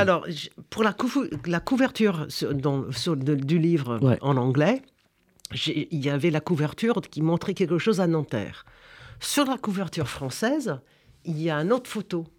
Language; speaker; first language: French; non-native, fluent; English